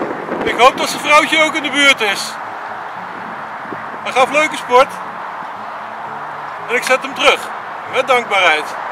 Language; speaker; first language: Dutch; native; Dutch